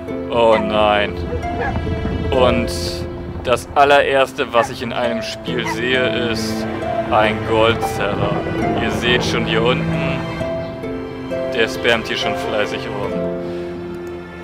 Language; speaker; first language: German; native; German